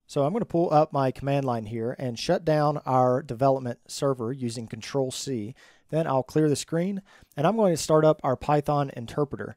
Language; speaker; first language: English; native; English